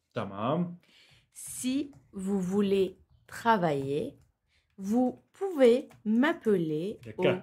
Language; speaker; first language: French; non-native, fluent; Turkish